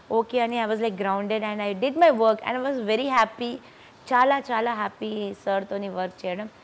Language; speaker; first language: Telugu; non-native, local second language; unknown